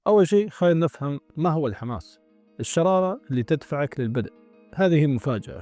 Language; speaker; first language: Arabic; native; Arabic